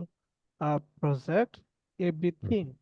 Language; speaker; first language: English; non-native, learner; Bangla